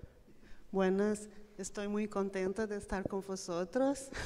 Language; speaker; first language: Spanish; non-native, fluent; Portuguese